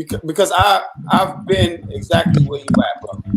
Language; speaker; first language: English; native; English